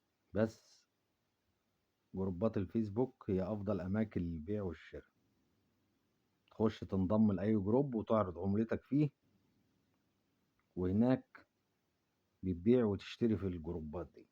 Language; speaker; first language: Arabic; native; Arabic